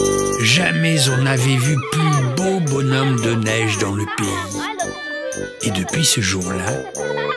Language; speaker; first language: French; native; French